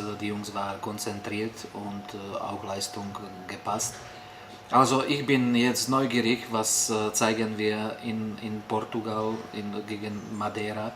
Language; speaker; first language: German; non-native, fluent; Slovak